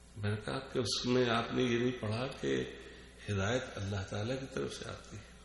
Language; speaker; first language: Urdu; native; Urdu